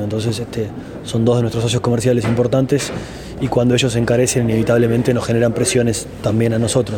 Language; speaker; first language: Spanish; native; Spanish